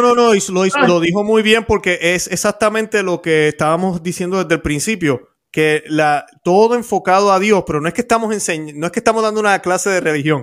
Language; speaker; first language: Spanish; native; Spanish